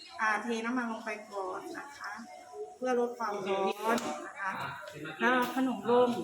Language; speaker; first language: Thai; native; Thai